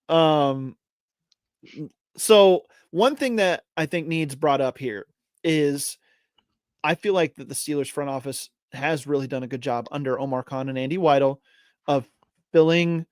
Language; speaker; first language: English; native; English